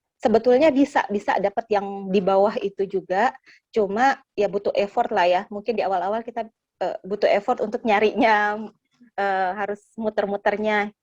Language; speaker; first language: Indonesian; native; Indonesian